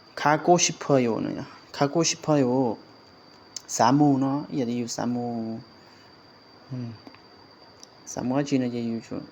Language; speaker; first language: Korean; non-native, fluent; Hmong